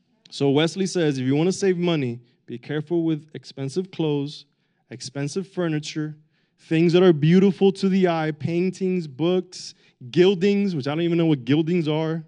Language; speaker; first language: English; early bilingual, other home language; Spanish